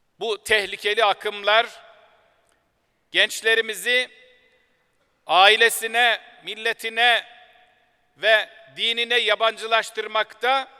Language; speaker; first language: Turkish; native; Turkish